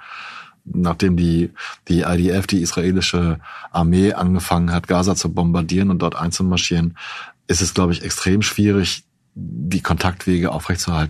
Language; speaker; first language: German; native; German